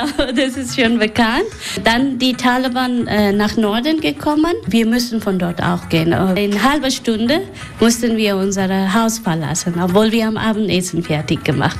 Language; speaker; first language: German; non-native, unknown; Persian